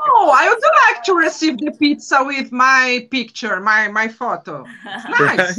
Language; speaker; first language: English; non-native, learner; Portuguese